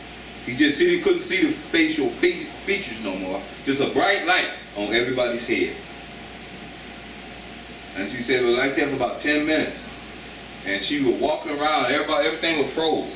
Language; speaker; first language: English; native; English